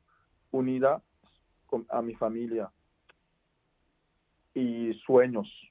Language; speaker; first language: Spanish; non-native, fluent; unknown